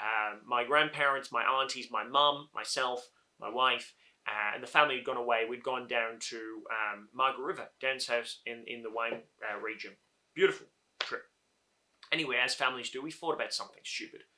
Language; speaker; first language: English; native; English